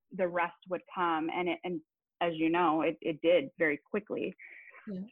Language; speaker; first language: English; native; English